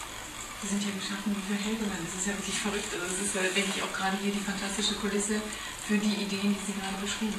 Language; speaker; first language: German; native; German